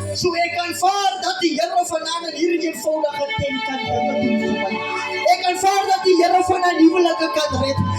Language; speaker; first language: Afrikaans; non-native, local second language; English